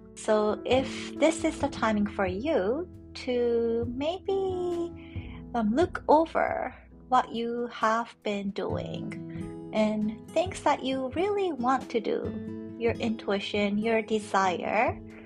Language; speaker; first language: English; non-native, fluent; Japanese